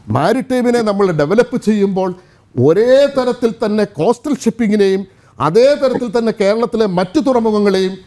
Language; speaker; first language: Malayalam; native; Malayalam